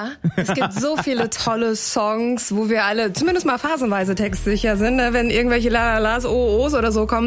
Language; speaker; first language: German; native; German